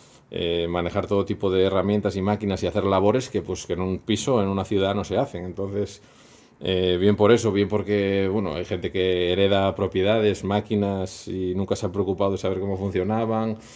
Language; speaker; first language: Spanish; native; Spanish